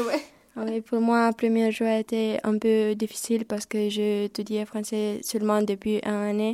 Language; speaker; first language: French; non-native, learner; Romanian